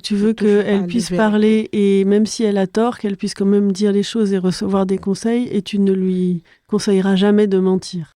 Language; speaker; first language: French; native; French